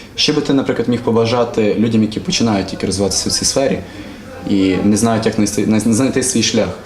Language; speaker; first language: Ukrainian; native; Ukrainian